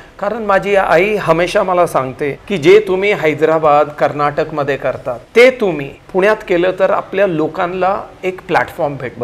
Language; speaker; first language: Marathi; non-native, local second language; Punjabi